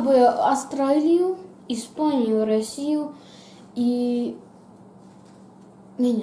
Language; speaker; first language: Russian; early bilingual, heritage; Russian